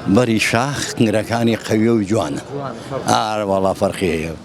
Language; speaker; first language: Central Kurdish; non-native, local second language; Gurani